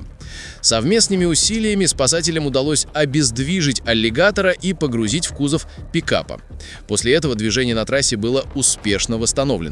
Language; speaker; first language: Russian; native; Russian